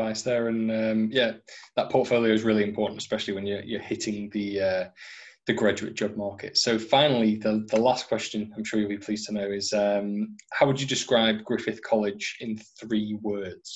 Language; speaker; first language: English; native; English